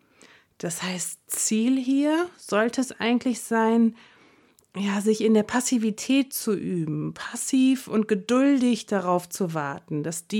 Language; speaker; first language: German; native; German